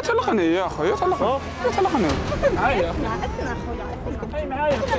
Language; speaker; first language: Arabic; native; Arabic